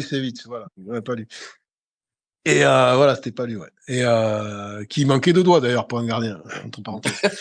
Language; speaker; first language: French; native; French